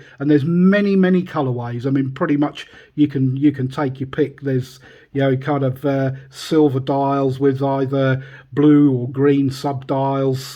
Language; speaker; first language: English; native; English